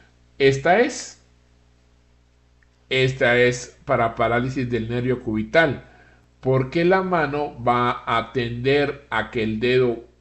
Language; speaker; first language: Spanish; native; Spanish